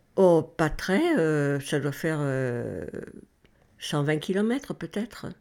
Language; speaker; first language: French; native; French